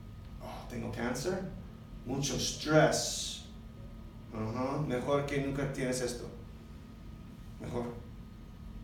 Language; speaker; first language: Spanish; non-native, learner; English